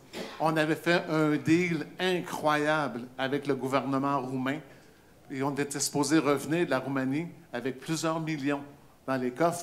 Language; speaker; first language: French; native; French